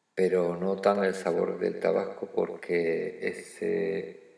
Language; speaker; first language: Spanish; native; Spanish